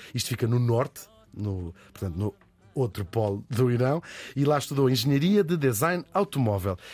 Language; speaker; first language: Portuguese; native; Portuguese